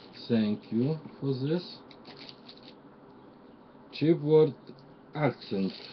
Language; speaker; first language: English; non-native, learner; Russian